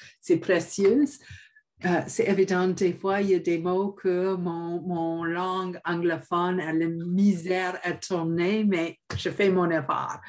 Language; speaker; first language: French; non-native, fluent; English